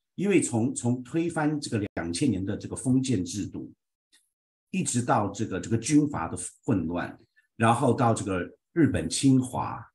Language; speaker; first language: Chinese; early bilingual, heritage; Chinese